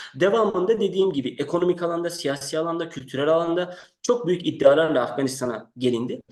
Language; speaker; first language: Turkish; non-native, fluent; Persian